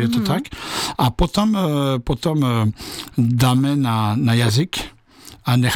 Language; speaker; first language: Czech; non-native, learner; French